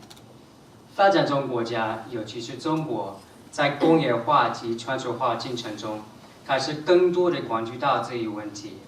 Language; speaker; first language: Chinese; non-native, fluent; English